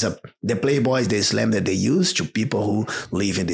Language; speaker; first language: English; non-native, fluent; Portuguese